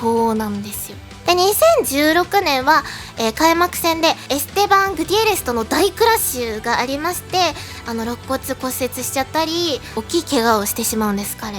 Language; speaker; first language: Japanese; native; Japanese